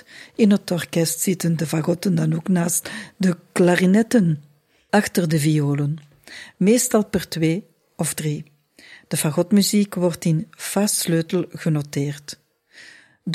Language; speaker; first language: Dutch; native; Dutch